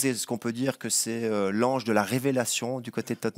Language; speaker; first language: French; native; French